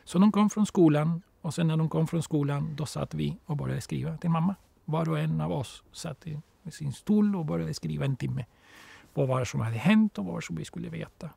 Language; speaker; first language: Swedish; non-native, fluent; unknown